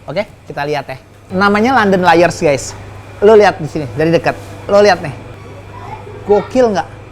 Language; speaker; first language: Indonesian; native; Indonesian